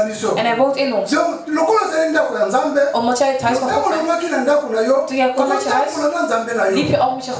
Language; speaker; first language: Dutch; non-native, fluent; Lingala